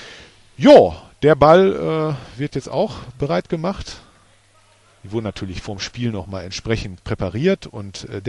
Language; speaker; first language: German; native; German